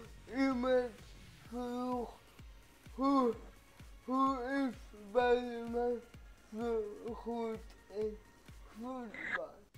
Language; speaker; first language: Dutch; early bilingual, other home language; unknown